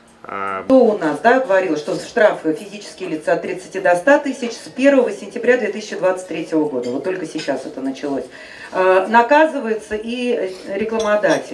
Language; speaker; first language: Russian; native; Russian